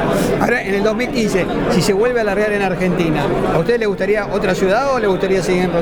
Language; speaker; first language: Spanish; native; Spanish